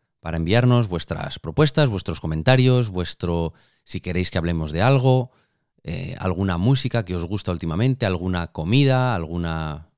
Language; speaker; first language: Spanish; non-native, fluent; Japanese